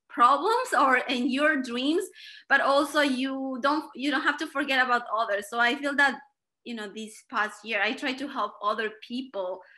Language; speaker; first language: English; non-native, fluent; Spanish